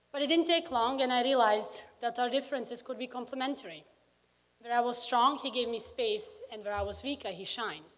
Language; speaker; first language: English; early bilingual, other home language; Bosnian